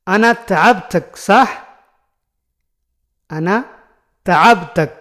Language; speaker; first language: Arabic; non-native, fluent; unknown